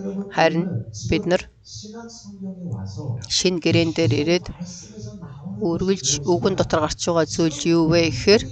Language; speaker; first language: Mongolian; early bilingual, other home language; Korean